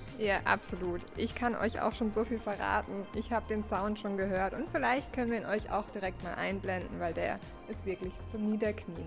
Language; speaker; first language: German; native; German